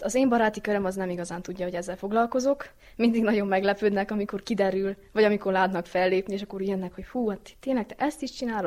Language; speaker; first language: Hungarian; native; Hungarian